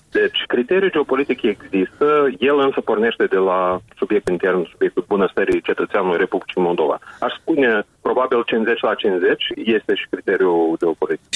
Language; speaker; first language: Romanian; native; Romanian